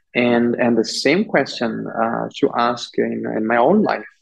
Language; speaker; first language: English; non-native, local second language; German